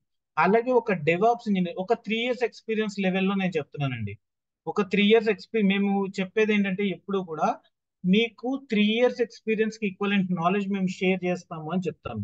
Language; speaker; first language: Telugu; native; Telugu